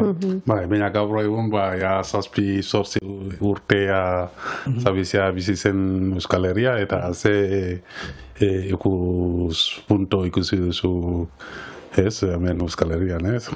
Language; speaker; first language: Basque; non-native, learner; Wolof